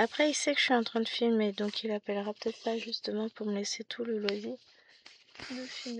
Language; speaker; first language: French; native; French